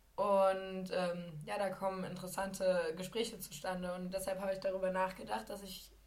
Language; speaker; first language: German; native; German